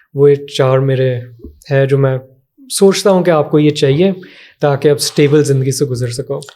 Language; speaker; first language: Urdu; native; Urdu